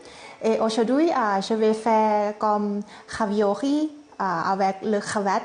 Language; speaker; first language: French; non-native, learner; Thai